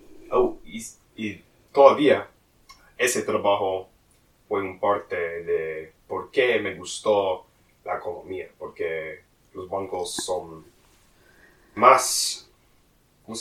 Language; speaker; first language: Spanish; non-native, learner; English